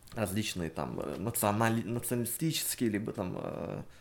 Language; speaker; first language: Russian; native; Russian